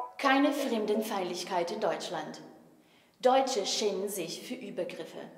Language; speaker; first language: German; native; German